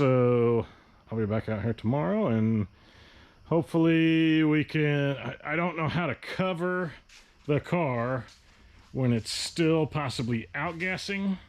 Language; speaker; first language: English; native; English